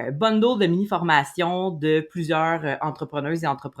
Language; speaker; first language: French; native; French